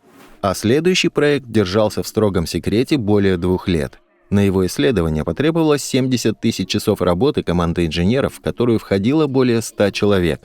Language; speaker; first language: Russian; native; Russian